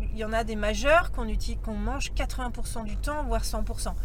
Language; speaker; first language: French; native; French